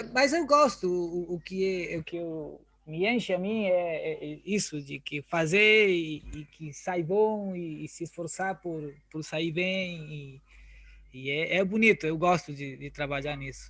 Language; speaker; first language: Portuguese; non-native, learner; Spanish